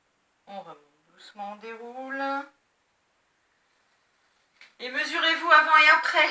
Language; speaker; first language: French; native; French